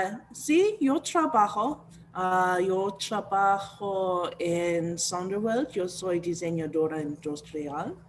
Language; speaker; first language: Spanish; non-native, learner; English